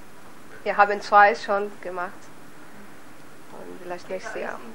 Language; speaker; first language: German; non-native, learner; Portuguese